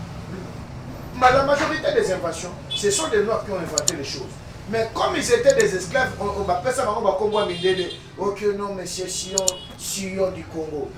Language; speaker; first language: French; non-native, local second language; Lingala